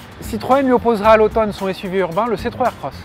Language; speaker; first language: French; native; French